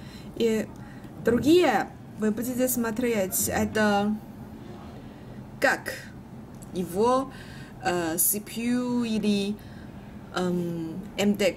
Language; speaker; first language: Russian; non-native, learner; Chinese